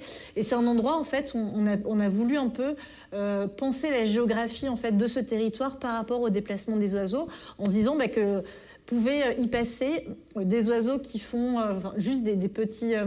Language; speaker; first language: French; native; French